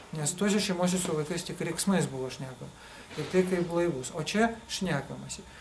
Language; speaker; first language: Lithuanian; non-native, local second language; Russian